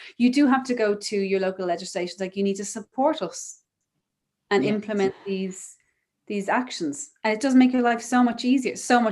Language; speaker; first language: English; native; English